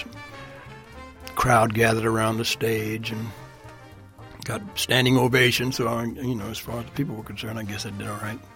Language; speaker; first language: English; native; English